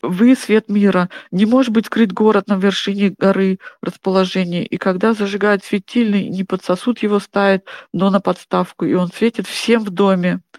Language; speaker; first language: Russian; non-native, fluent; German